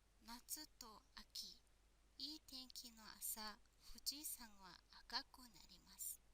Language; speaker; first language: Japanese; non-native, fluent; Mongolian